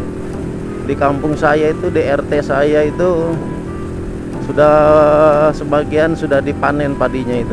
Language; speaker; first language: Indonesian; non-native, local second language; Sundanese